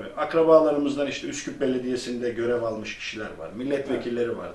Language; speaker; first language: Turkish; early bilingual, other home language; Albanian